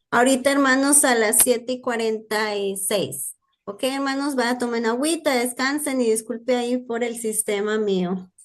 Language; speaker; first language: Spanish; native; Spanish